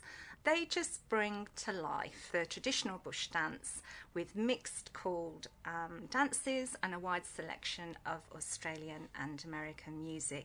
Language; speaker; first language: English; native; English